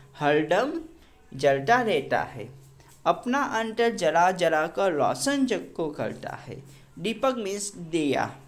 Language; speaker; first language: Hindi; non-native, local second language; Gujarati